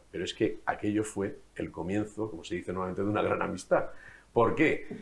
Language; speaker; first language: Spanish; native; Spanish